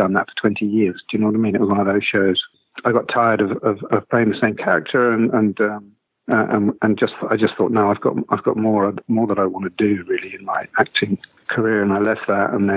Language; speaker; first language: English; native; English